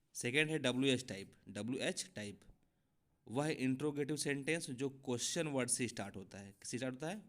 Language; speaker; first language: Hindi; native; Hindi